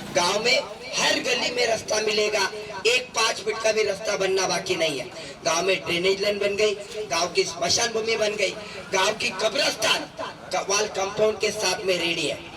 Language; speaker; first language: Hindi; non-native, local second language; Marathi